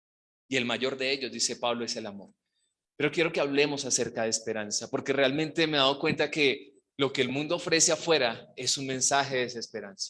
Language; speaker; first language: Spanish; native; Spanish